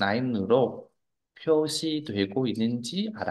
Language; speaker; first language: Korean; non-native, fluent; Vietnamese